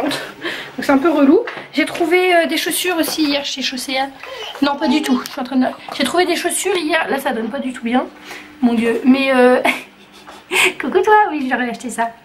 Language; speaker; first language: French; native; French